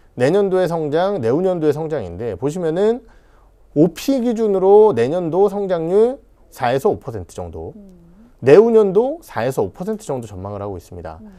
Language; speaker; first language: Korean; native; Korean